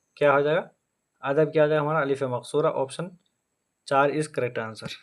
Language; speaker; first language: Hindi; native; Hindi